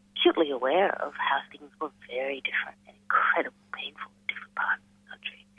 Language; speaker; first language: English; non-native, local second language; Hindi